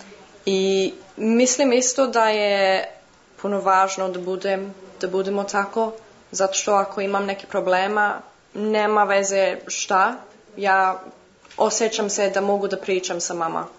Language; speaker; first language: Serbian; early bilingual, heritage; English